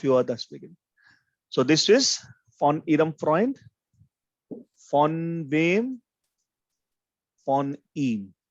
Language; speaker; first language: German; non-native, fluent; Hindi